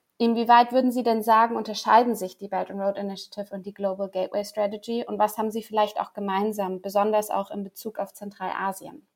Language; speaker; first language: German; native; German